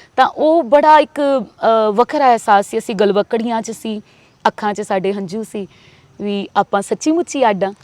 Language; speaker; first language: Punjabi; native; Punjabi